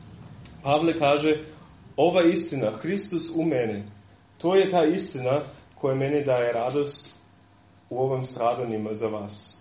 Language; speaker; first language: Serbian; non-native, fluent; German